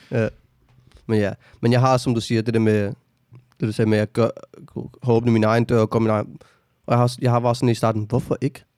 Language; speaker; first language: Danish; early bilingual, other home language; Arabic